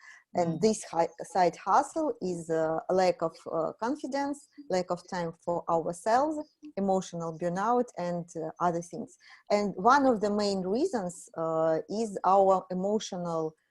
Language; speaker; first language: English; non-native, fluent; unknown